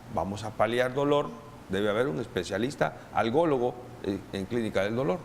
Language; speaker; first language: Spanish; native; Spanish